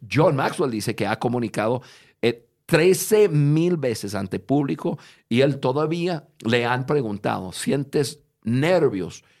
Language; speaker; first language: Spanish; non-native, fluent; English